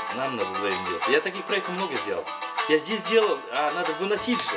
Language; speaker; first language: Russian; non-native, local second language; Kyrgyz